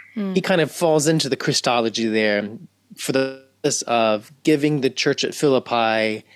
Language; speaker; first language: English; native; English